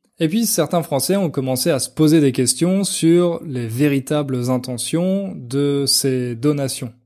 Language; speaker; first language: French; native; French